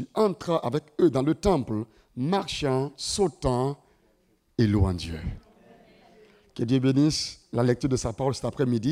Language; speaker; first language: French; non-native, local second language; Mossi